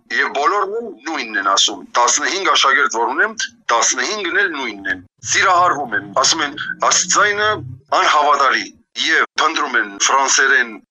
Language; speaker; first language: Armenian; early bilingual, heritage; Armenian